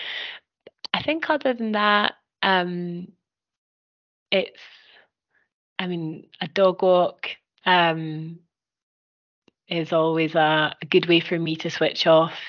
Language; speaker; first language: English; native; English